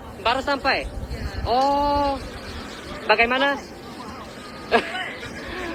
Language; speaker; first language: Indonesian; non-native, learner; Korean